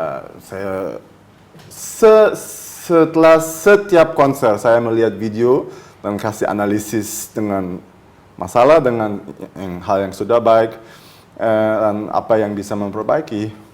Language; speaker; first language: Indonesian; early bilingual, heritage; German